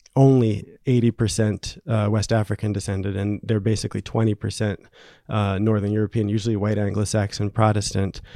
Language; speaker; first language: English; native; English